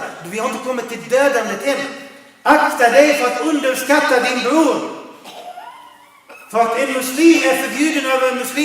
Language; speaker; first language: Swedish; non-native, fluent; Arabic